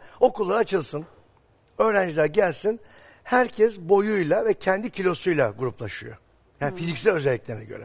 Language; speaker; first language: Turkish; native; Turkish